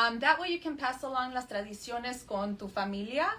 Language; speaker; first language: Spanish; early bilingual, heritage; Spanish